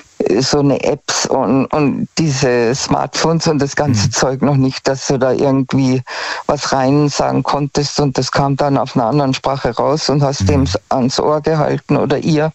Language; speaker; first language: German; native; German